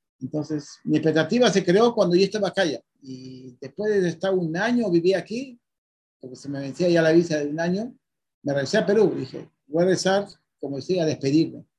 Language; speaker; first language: Spanish; native; Spanish